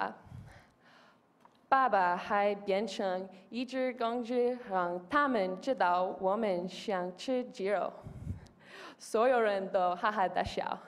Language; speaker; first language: Chinese; non-native, learner; Polish